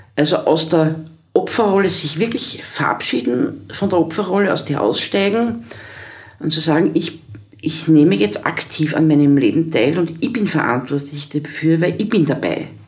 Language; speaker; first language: German; native; German